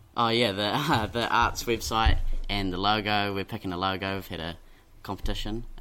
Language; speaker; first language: English; native; English